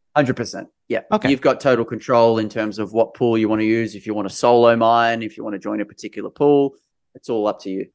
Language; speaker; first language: English; native; English